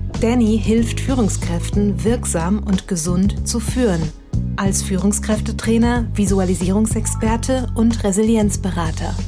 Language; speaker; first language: German; native; German